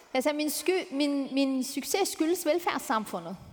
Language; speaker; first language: Danish; early bilingual, other home language; Turkish